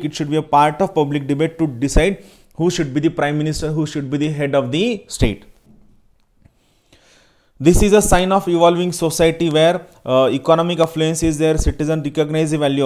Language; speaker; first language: English; non-native, local second language; Marathi